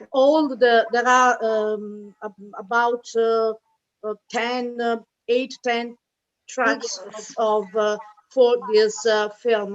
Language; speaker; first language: English; non-native, fluent; Italian